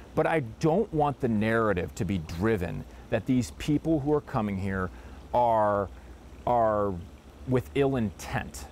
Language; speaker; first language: English; native; English